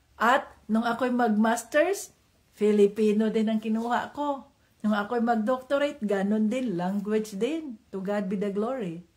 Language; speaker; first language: Filipino; non-native, local second language; Cebuano